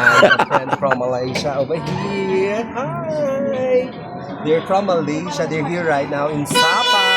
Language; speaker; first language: English; non-native, local second language; Filipino